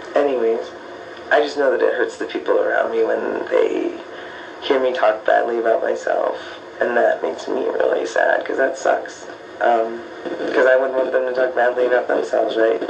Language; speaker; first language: English; native; English